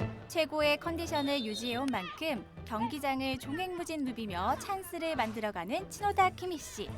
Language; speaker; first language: Korean; native; Korean